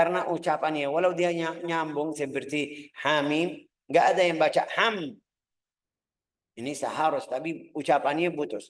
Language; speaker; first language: Indonesian; non-native, fluent; Arabic